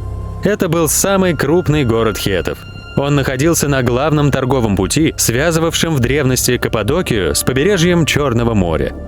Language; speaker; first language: Russian; native; Russian